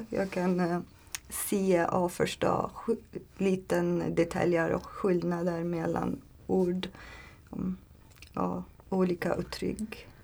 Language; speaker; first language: Swedish; non-native, learner; Turkish